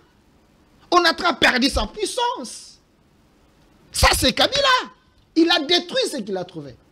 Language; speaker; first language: French; non-native, local second language; Lingala